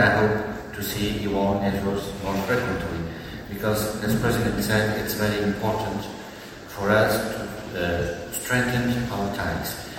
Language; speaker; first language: English; non-native, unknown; Portuguese